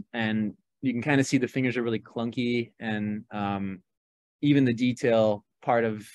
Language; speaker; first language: English; native; English